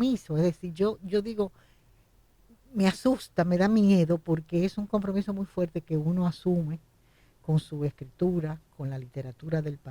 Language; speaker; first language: Spanish; native; Spanish